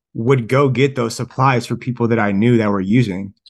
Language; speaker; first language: English; native; English